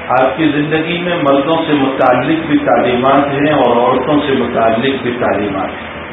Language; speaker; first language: Urdu; non-native, local second language; Gujarati